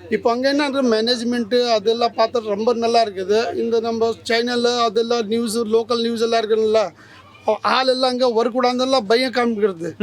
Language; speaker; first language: Tamil; non-native, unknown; Hindi